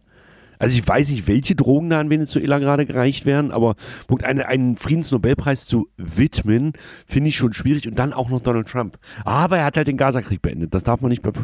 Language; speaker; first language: German; native; German